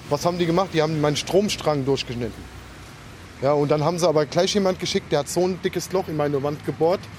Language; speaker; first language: German; native; German